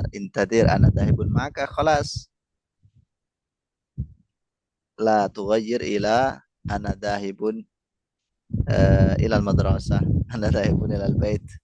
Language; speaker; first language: Arabic; non-native, fluent; Indonesian